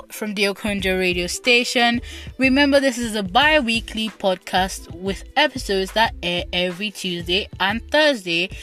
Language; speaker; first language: English; non-native, local second language; Igbo